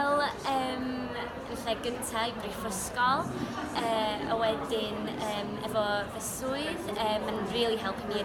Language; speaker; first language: Welsh; non-native, local second language; English